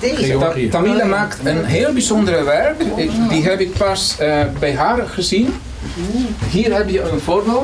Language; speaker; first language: Dutch; non-native, fluent; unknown